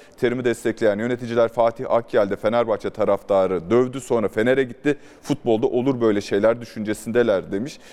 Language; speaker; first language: Turkish; native; Turkish